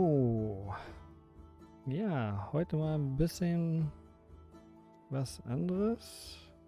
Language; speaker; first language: German; native; German